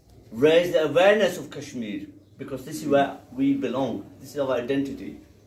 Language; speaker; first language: English; early bilingual, other home language; Punjabi